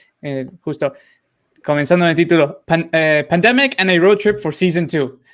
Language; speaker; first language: Spanish; native; Spanish